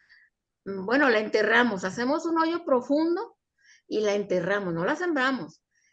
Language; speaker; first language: Spanish; native; Spanish